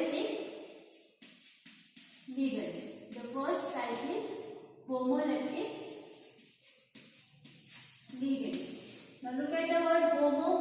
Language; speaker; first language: English; non-native, local second language; Marathi